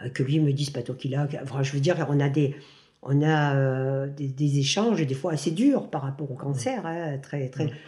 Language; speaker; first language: French; native; French